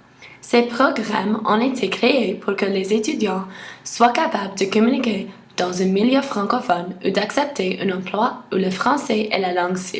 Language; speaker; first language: French; non-native, local second language; English